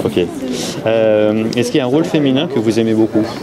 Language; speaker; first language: French; native; French